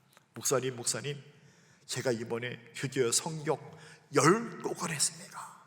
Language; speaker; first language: Korean; native; Korean